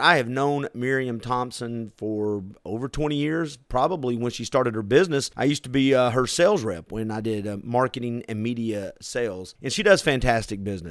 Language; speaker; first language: English; native; English